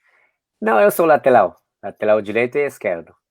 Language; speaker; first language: Portuguese; non-native, fluent; Japanese